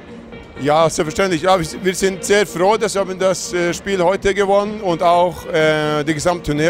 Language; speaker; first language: German; non-native, fluent; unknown